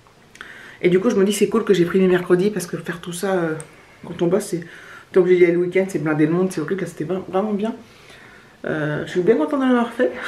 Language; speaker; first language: French; native; French